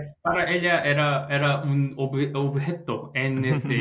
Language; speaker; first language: Spanish; non-native, learner; Korean